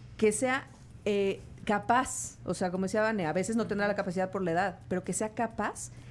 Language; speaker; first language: Spanish; native; Spanish